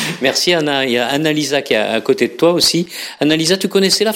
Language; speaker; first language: French; native; French